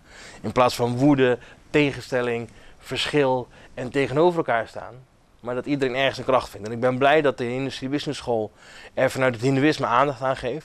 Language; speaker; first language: Dutch; native; Dutch